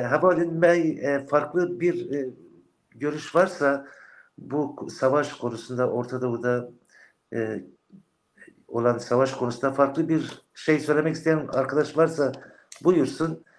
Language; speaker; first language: Turkish; non-native, local second language; Kurdish